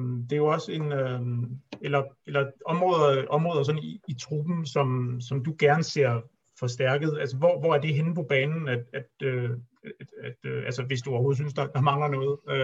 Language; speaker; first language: Danish; native; Danish